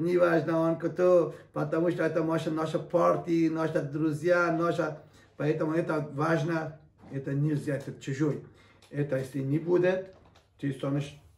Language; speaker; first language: Russian; non-native, learner; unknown